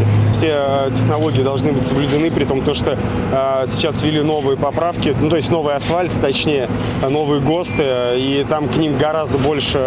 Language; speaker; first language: Russian; native; Russian